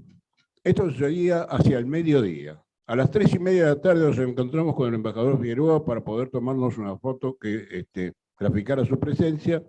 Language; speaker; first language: Spanish; native; Spanish